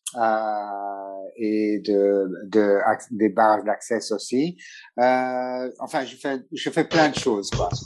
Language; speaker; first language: French; non-native, fluent; Italian